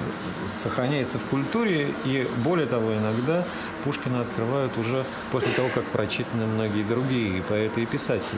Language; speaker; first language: Russian; native; Russian